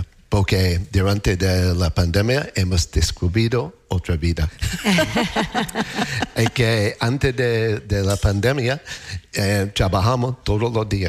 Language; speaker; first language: Spanish; non-native, learner; English